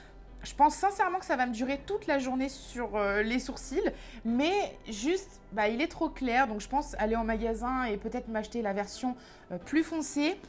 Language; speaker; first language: French; native; French